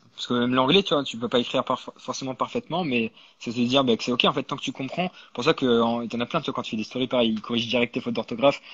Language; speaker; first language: French; native; French